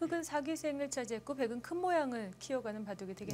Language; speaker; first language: Korean; native; Korean